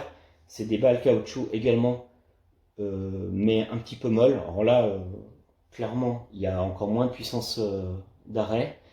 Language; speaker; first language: French; native; French